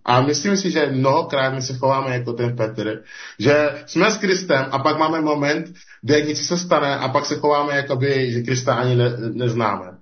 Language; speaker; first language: Czech; early bilingual, heritage; Czech